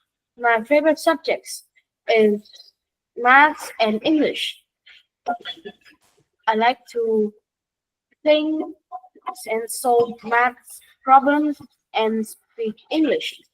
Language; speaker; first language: English; non-native, learner; Vietnamese